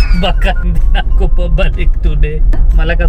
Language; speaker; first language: Filipino; non-native, learner; Punjabi